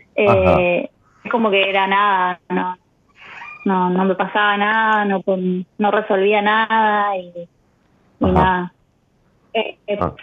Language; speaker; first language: Spanish; native; Spanish